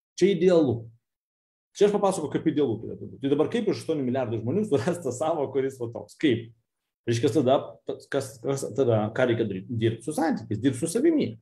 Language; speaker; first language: Lithuanian; non-native, local second language; Russian